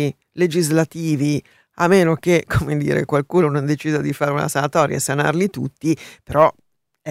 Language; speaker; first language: Italian; native; Italian